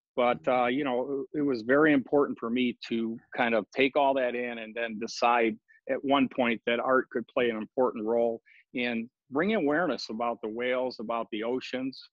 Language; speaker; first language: English; native; English